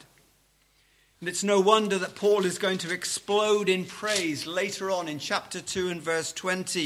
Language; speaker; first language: English; native; English